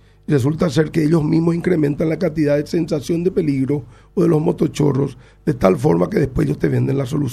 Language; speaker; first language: Spanish; native; Spanish